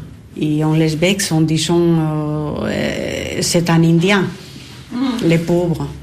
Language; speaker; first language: French; non-native, learner; Spanish